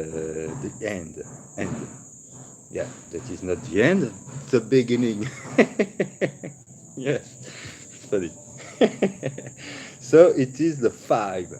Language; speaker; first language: English; non-native, learner; French